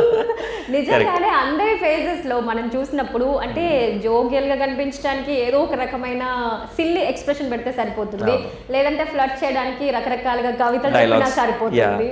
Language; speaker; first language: Telugu; native; Telugu